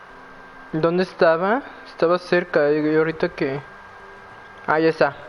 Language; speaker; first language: Spanish; native; Spanish